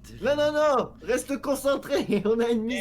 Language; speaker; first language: French; native; French